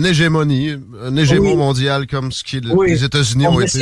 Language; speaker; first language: French; native; French